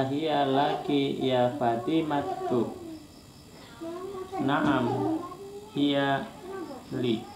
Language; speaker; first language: Arabic; non-native, learner; Indonesian